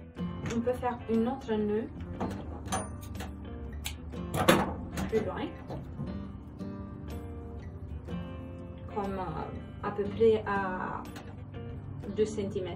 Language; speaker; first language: French; non-native, fluent; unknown